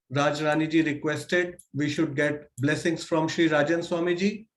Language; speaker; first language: English; non-native, local second language; Hindi